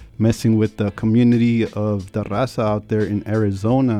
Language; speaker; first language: English; early bilingual, other home language; Spanish